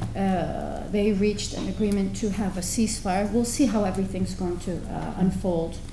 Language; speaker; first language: English; non-native, fluent; Turkish